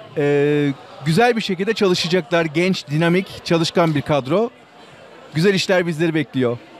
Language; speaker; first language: Turkish; native; Turkish